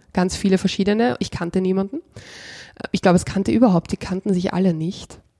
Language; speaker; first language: German; native; German